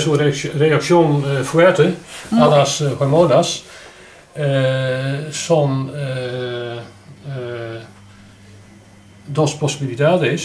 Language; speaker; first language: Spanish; non-native, learner; Portuguese